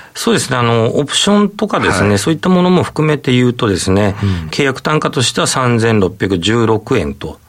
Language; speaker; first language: Japanese; native; Japanese